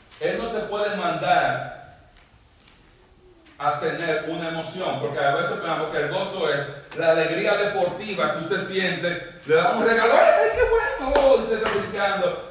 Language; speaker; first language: Spanish; native; Spanish